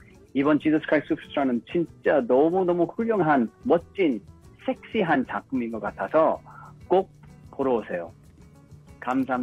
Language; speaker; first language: Korean; early bilingual, heritage; English